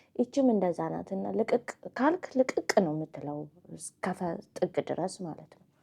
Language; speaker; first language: Amharic; native; Amharic